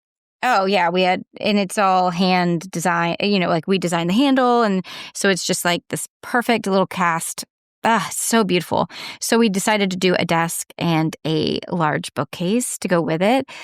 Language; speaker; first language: English; native; English